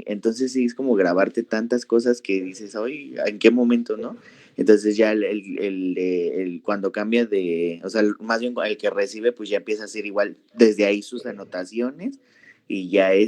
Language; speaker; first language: Spanish; native; Spanish